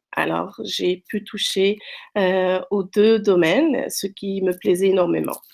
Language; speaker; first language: French; non-native, local second language; Arabic